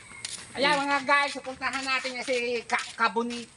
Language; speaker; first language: Filipino; native; Filipino